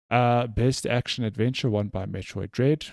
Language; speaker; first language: English; native; English